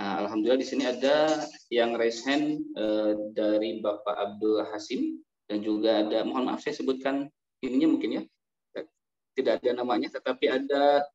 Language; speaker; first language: Indonesian; native; Indonesian